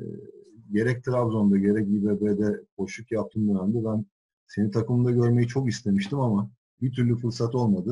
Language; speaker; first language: Turkish; native; Turkish